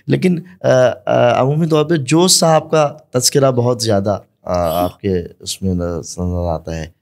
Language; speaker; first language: Urdu; native; Urdu